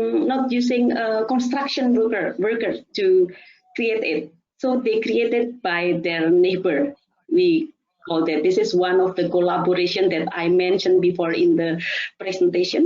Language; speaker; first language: English; non-native, fluent; Indonesian